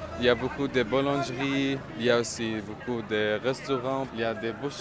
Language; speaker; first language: French; non-native, fluent; Arabic